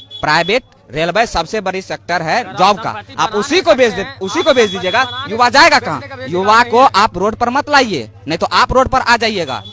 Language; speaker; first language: Hindi; native; Hindi